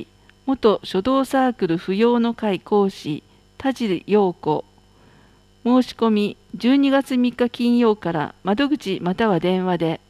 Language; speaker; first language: Japanese; native; Japanese